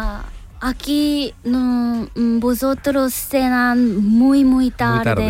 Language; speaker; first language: Spanish; non-native, learner; Korean